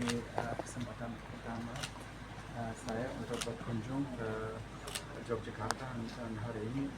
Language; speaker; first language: Indonesian; non-native, fluent; English